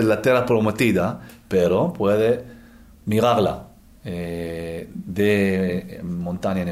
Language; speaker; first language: Spanish; non-native, learner; Hebrew